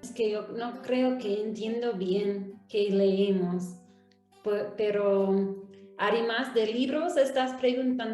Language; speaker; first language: Spanish; non-native, fluent; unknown